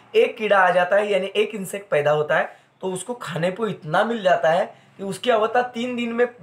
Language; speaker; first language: Hindi; non-native, local second language; Marathi